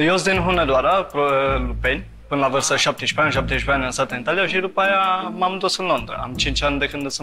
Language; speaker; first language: Romanian; early bilingual, heritage; Romanian